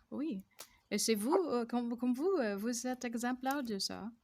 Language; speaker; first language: French; non-native, fluent; English